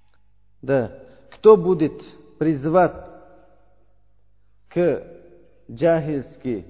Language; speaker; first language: Russian; non-native, learner; Uzbek